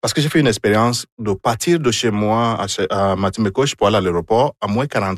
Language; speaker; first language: French; non-native, fluent; Igbo